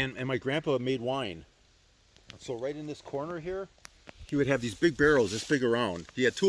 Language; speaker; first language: English; native; English